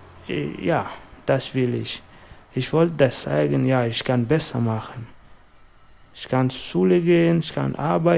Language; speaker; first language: German; non-native, learner; French